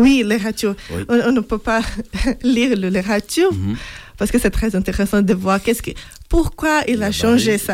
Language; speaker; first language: French; non-native, fluent; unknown